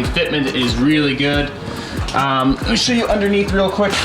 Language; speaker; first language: English; native; English